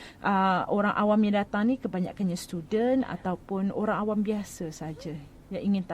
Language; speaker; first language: Malay; native; Malay